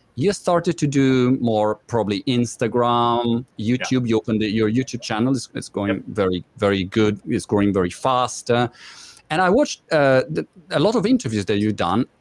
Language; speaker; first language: English; non-native, fluent; Italian